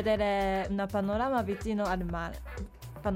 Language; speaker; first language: Italian; non-native, learner; Japanese